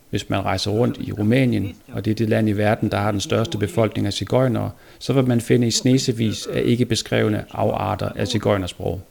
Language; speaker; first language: Danish; native; Danish